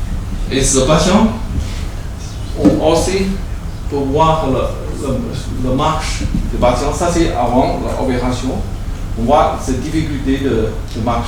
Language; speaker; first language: French; non-native, learner; Chinese